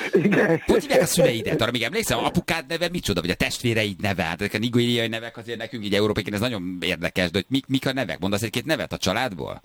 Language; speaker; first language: Hungarian; native; Hungarian